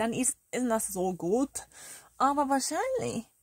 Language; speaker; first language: German; non-native, learner; Korean